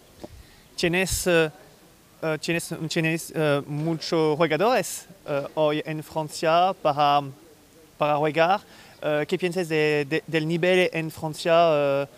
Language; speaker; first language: Spanish; non-native, learner; French